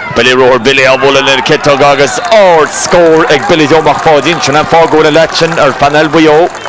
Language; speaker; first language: Irish; native; Irish